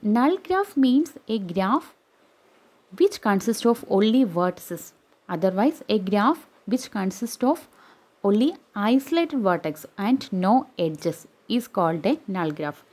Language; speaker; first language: English; non-native, local second language; Malayalam